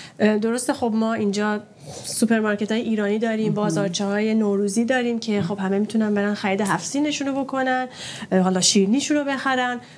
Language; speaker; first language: Persian; native; Persian